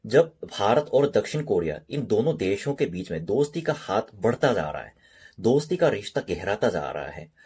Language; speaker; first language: Hindi; non-native, learner; Korean